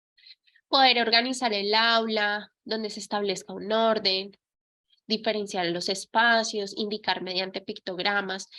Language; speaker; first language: Spanish; native; Spanish